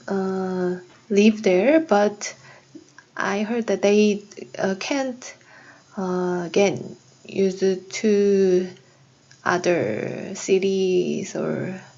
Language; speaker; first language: English; non-native, learner; Korean